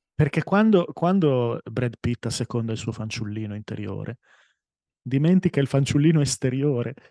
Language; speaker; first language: Italian; native; Italian